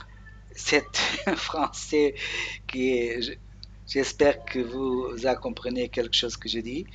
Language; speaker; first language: French; non-native, learner; Portuguese